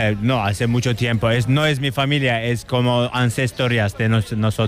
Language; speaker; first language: Spanish; non-native, learner; Turkish